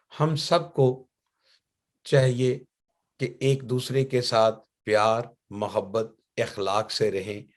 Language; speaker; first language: Urdu; native; Urdu